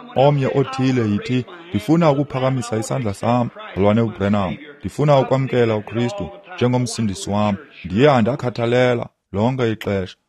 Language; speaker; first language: Xhosa; native; Xhosa